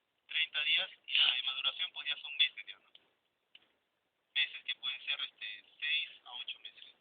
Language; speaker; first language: Spanish; native; Spanish